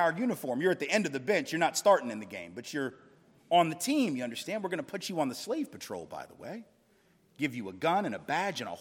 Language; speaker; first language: English; native; English